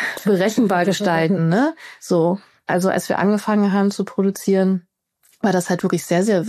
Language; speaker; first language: German; native; German